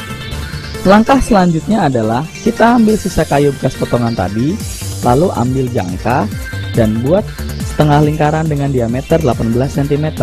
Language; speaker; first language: Indonesian; native; Indonesian